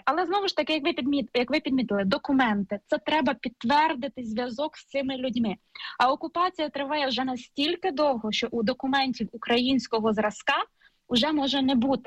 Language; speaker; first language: Ukrainian; native; Ukrainian